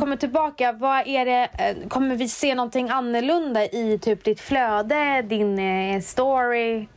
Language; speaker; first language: Swedish; native; Swedish